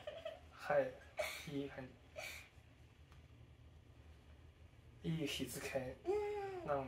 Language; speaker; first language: Japanese; non-native, fluent; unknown